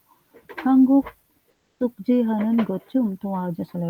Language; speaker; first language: Korean; non-native, learner; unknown